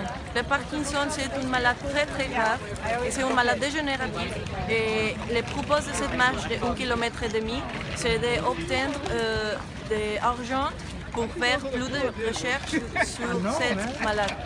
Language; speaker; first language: French; non-native, learner; Spanish